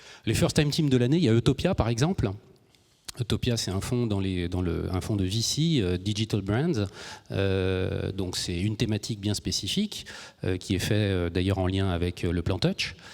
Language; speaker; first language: French; native; French